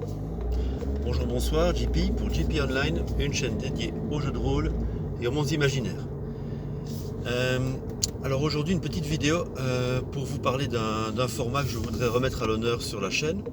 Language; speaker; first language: French; native; French